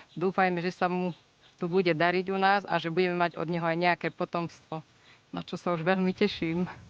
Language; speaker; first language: Slovak; native; Slovak